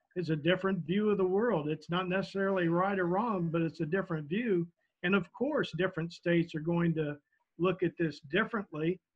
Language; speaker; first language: English; native; English